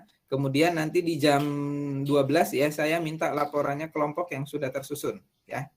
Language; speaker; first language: Indonesian; native; Indonesian